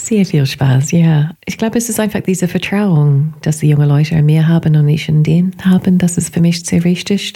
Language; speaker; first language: German; non-native, fluent; English